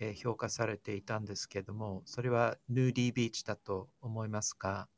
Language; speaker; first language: Japanese; non-native, fluent; English